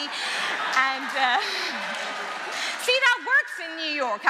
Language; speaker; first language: English; early bilingual, other home language; Armenian